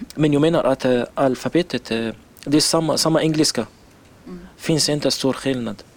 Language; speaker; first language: Swedish; non-native, learner; Arabic